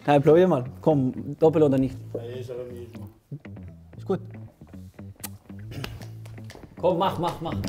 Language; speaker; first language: German; non-native, learner; Spanish